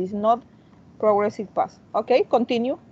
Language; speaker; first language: English; non-native, fluent; Spanish